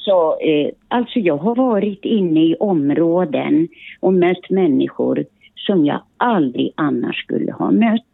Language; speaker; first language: Swedish; early bilingual, other home language; Finnish